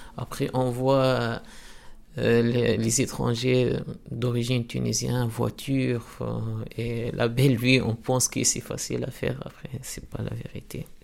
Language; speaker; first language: French; non-native, local second language; Arabic